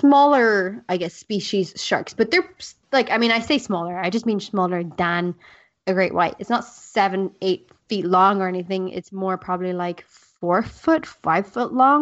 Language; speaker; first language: English; native; English